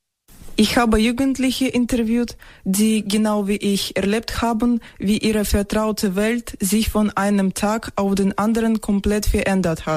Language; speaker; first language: German; non-native, fluent; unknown